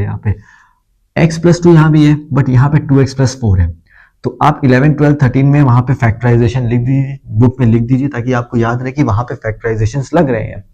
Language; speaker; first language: Hindi; native; Hindi